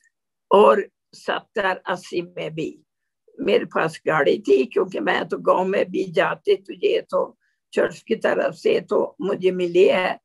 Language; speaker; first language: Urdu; non-native, learner; Swedish